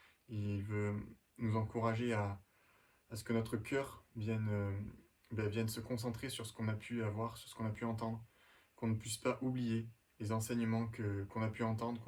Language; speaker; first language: French; native; French